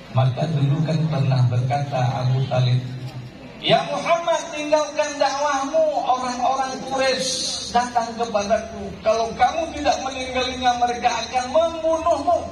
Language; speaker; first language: Indonesian; non-native, local second language; Achinese